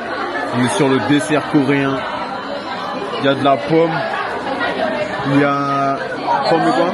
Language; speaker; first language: French; native; French